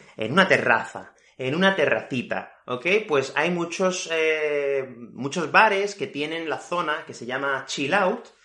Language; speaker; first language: Spanish; native; Spanish